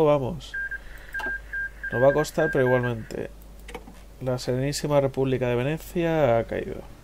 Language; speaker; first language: Spanish; native; Spanish